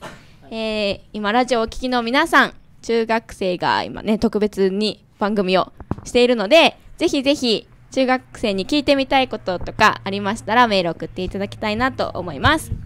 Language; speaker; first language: Japanese; native; Japanese